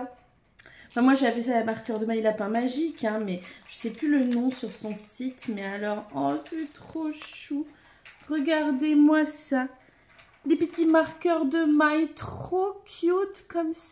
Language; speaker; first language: French; native; French